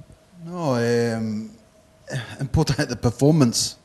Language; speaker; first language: Italian; non-native, learner; English